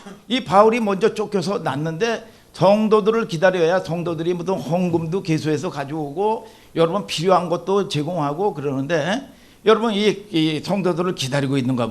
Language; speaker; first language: Korean; native; Korean